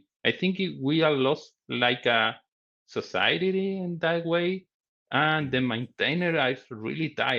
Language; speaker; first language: English; non-native, learner; Spanish